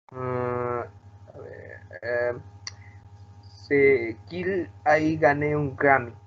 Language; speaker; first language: French; non-native, learner; Spanish